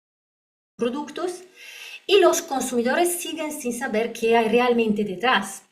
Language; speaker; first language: Spanish; non-native, learner; Polish